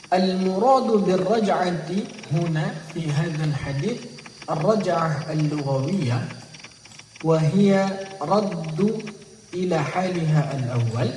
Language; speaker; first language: Arabic; non-native, learner; Indonesian